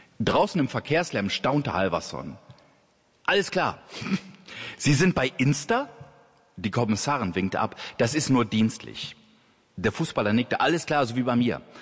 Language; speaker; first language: German; native; German